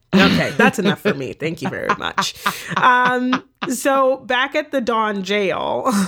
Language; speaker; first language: English; native; English